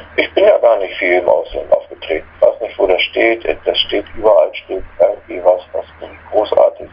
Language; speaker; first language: German; native; German